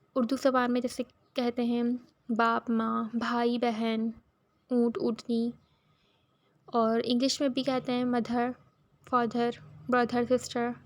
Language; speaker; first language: Urdu; native; Urdu